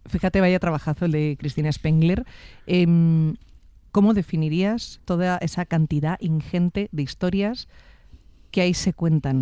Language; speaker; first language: Spanish; native; Spanish